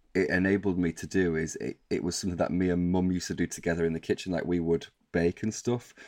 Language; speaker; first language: English; native; English